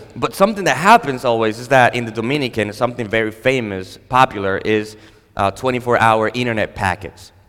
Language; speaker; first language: English; non-native, fluent; Spanish